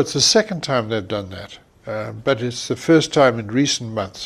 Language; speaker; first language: English; native; English